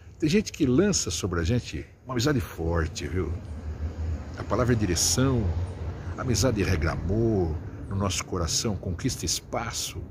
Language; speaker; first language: Portuguese; native; Portuguese